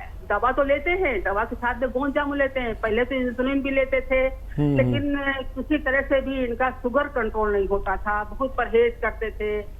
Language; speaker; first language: Hindi; native; Hindi